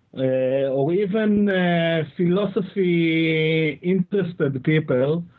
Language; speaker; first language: English; non-native, fluent; Hebrew